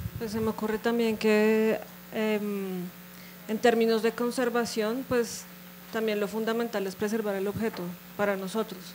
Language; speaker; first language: Spanish; native; Spanish